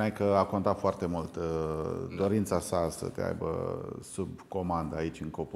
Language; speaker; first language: Romanian; native; Romanian